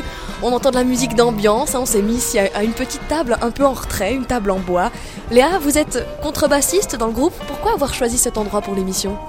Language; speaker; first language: French; native; French